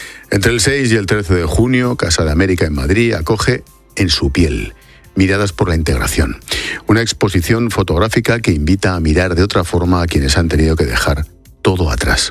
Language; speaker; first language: Spanish; native; Spanish